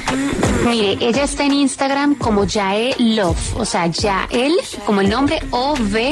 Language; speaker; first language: Spanish; native; Spanish